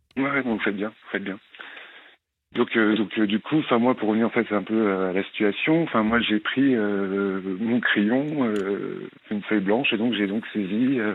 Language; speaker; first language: French; native; French